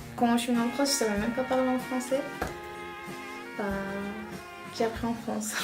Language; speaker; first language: French; non-native, learner; Turkish